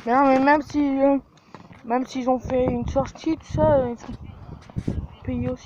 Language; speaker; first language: French; native; French